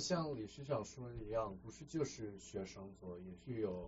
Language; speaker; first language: Chinese; early bilingual, heritage; Chinese